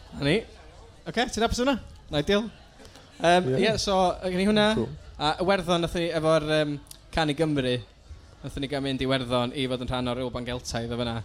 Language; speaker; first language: Welsh; native; Welsh